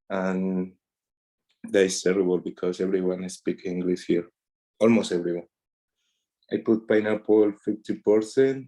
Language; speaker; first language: English; non-native, learner; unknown